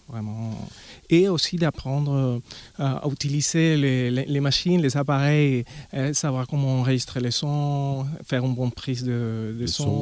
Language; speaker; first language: French; non-native, fluent; Spanish